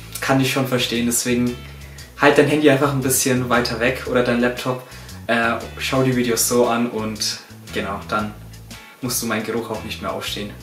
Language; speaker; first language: German; early bilingual, other home language; Turkish